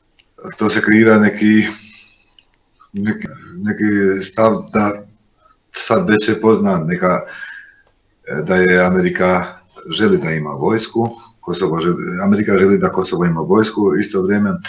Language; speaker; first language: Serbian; non-native, local second language; Albanian